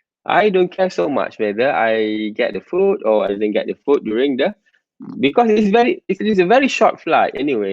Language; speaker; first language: English; non-native, local second language; Malay